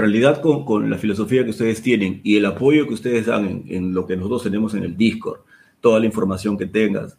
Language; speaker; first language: Spanish; native; Spanish